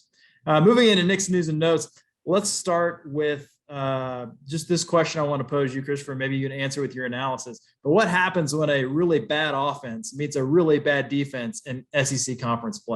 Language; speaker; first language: English; native; English